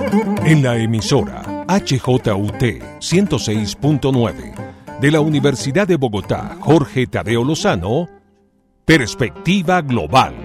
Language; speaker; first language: Spanish; native; Spanish